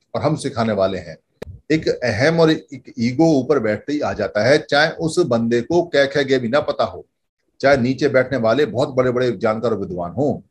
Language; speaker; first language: Hindi; native; Hindi